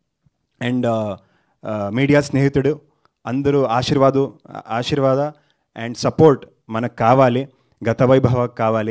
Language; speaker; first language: Telugu; non-native, learner; Kannada